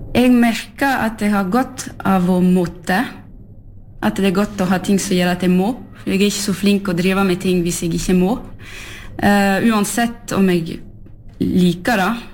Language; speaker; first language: Norwegian; early bilingual, heritage; French